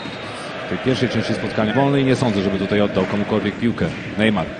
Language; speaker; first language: Polish; native; Polish